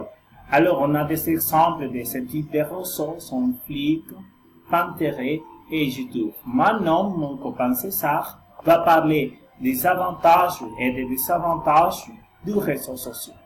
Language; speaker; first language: French; non-native, learner; Spanish